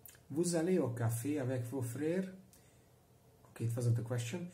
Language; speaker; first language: French; non-native, learner; Hungarian